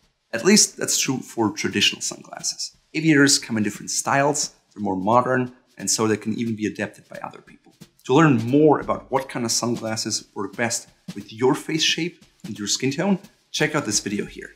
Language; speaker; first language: English; non-native, fluent; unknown